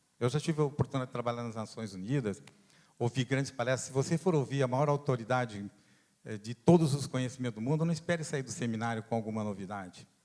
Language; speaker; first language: Portuguese; non-native, fluent; Italian